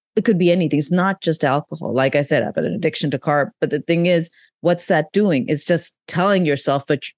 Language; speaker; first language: English; non-native, local second language; Urdu